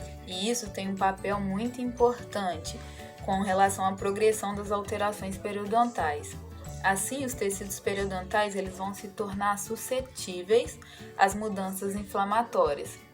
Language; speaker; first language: Portuguese; native; Portuguese